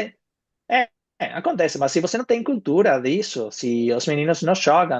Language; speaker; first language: Portuguese; non-native, fluent; Spanish